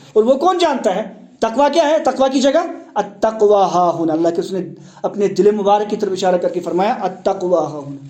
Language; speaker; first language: Urdu; non-native, local second language; Kashmiri